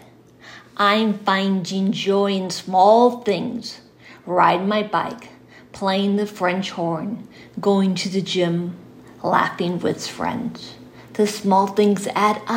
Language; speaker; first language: English; native; English